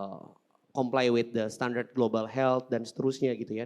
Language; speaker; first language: Indonesian; native; Indonesian